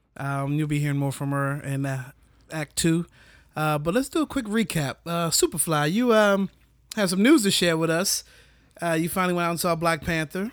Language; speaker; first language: English; native; English